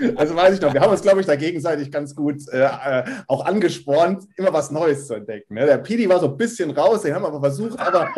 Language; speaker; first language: German; non-native, fluent; Czech